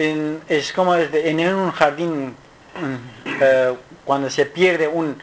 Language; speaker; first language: Spanish; non-native, learner; Kurdish